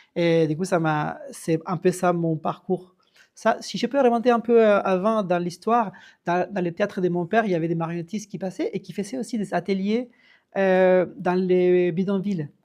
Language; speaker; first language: French; non-native, fluent; Spanish